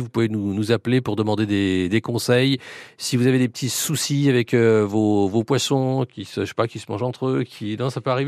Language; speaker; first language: French; native; French